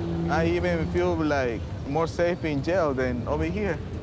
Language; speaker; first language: English; early bilingual, other home language; Spanish